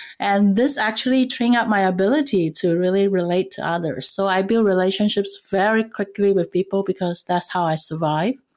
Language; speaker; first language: English; non-native, fluent; Cantonese